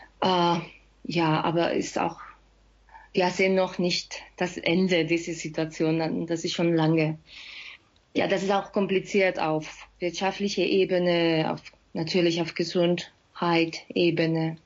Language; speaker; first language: German; non-native, fluent; Spanish